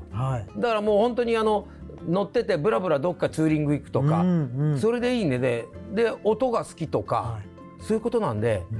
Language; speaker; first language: Japanese; native; Japanese